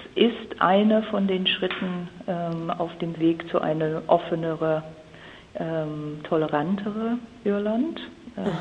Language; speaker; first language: German; non-native, fluent; English